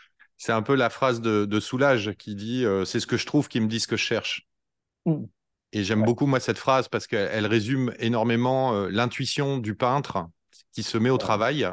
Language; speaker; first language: French; native; French